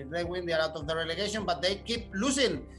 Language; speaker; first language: English; non-native, fluent; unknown